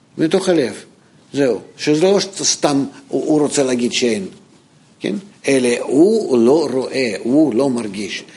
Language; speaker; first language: Hebrew; non-native, fluent; Russian